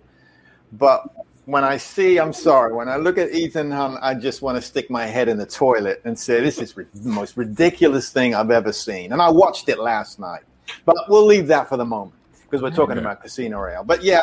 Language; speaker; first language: English; native; English